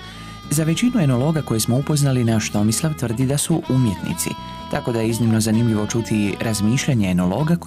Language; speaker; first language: Croatian; native; Croatian